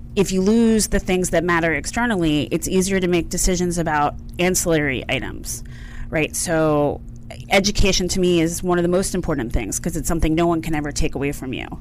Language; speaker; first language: English; native; English